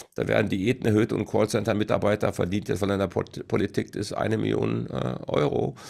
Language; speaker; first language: German; native; German